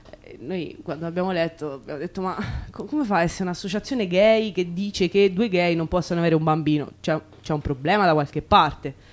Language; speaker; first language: Italian; native; Italian